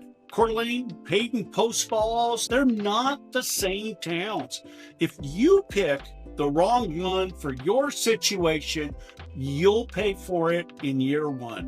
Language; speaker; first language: English; native; English